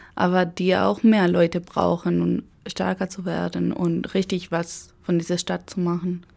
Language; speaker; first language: German; non-native, fluent; Spanish